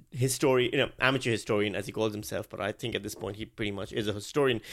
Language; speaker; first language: English; non-native, local second language; Urdu